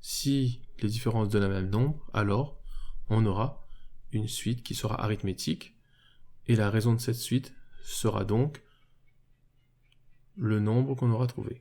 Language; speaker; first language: French; native; French